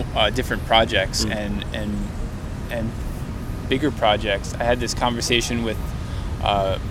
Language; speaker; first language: English; native; English